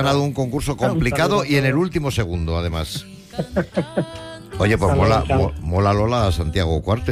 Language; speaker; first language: Spanish; native; Spanish